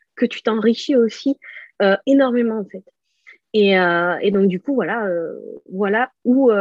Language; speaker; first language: French; native; French